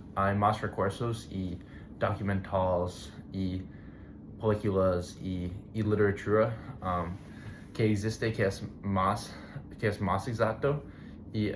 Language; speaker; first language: Spanish; non-native, learner; English